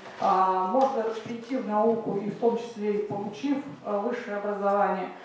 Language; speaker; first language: Russian; native; Russian